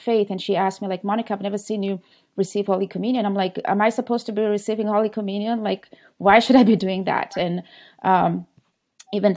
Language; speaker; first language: English; non-native, local second language; Ganda